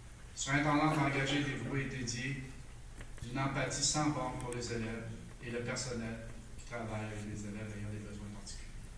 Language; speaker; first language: French; native; French